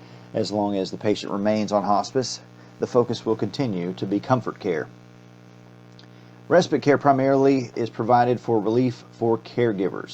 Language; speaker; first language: English; native; English